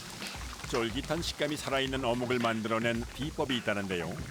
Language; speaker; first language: Korean; native; Korean